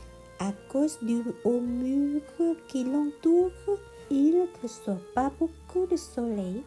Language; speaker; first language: French; non-native, learner; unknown